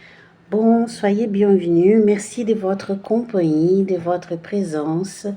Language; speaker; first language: French; non-native, fluent; Portuguese